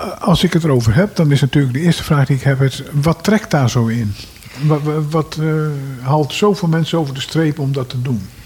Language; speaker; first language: Dutch; native; Dutch